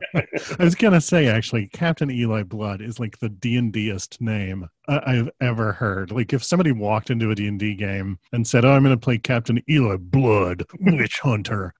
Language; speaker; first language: English; native; English